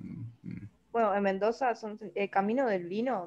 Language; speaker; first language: Spanish; native; Spanish